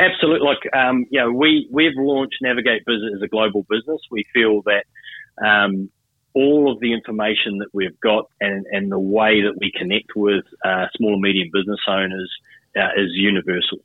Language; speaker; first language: English; native; English